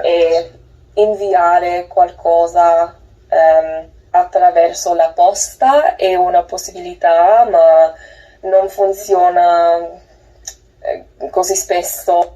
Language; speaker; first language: Italian; non-native, learner; English